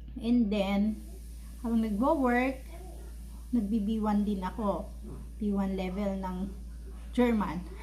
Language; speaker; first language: Filipino; native; Filipino